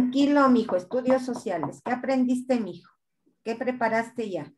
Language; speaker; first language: Spanish; native; Spanish